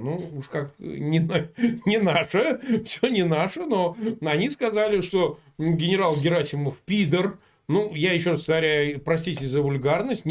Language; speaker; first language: Russian; native; Russian